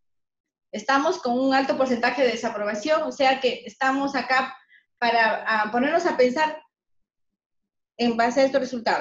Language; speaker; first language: Spanish; native; Spanish